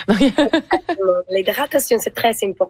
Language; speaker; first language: French; non-native, learner; Spanish